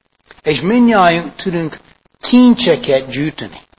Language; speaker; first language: Hungarian; non-native, fluent; English